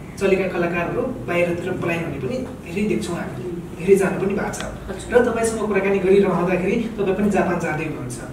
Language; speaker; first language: Nepali; native; Nepali